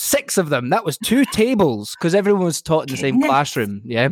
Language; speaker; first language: English; native; English